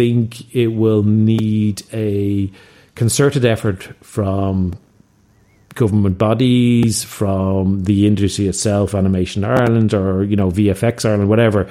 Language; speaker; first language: English; native; English